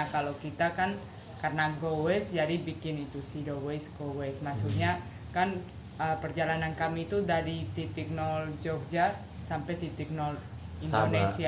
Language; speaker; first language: Indonesian; non-native, fluent; Spanish